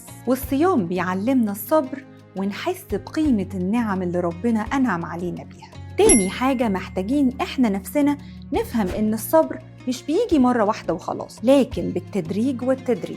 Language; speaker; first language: Arabic; native; Arabic